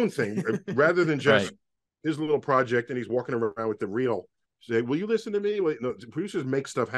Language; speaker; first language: English; native; English